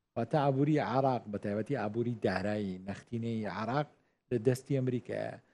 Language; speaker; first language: Central Kurdish; native; Central Kurdish